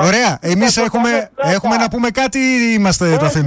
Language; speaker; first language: Greek; native; Greek